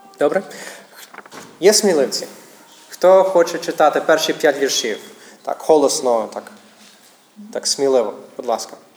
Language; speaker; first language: Ukrainian; non-native, fluent; English